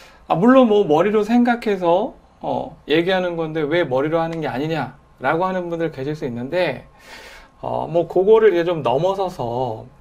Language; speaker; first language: Korean; native; Korean